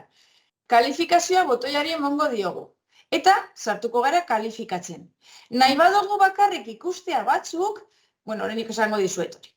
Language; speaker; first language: Basque; native; Basque